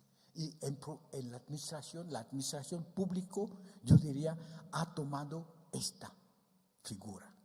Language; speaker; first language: Spanish; non-native, fluent; Vietnamese